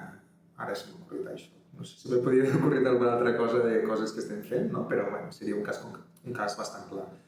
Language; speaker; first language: Catalan; native; Catalan